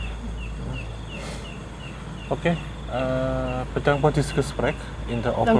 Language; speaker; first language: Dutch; non-native, learner; Indonesian